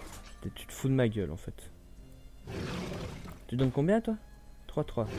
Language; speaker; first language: French; native; French